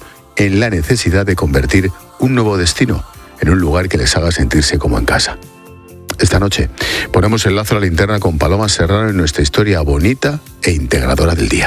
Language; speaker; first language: Spanish; native; Spanish